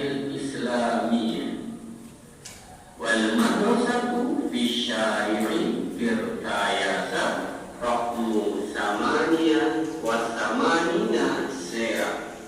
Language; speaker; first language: Arabic; non-native, learner; Indonesian